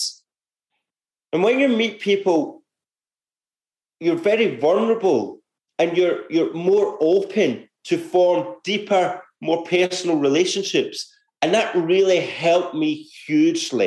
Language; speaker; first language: English; native; English